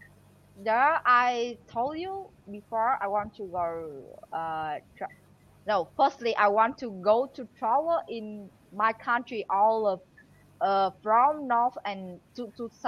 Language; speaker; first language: English; non-native, learner; Vietnamese